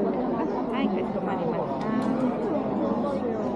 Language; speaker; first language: Japanese; native; Japanese